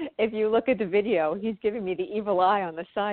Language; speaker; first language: English; native; English